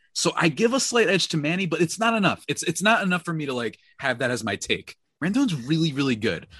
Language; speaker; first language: English; native; English